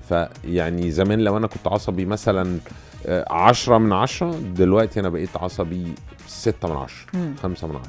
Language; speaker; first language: Arabic; native; Arabic